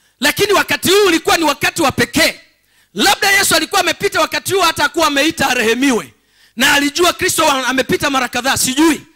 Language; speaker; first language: Swahili; native; Swahili